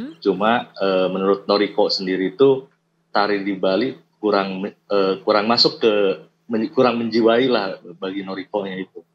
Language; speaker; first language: Indonesian; native; Indonesian